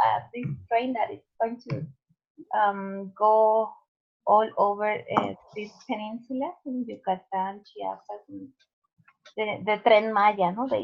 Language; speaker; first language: English; non-native, fluent; Spanish